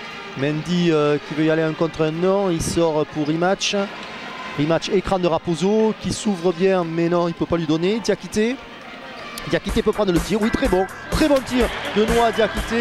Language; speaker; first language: French; native; French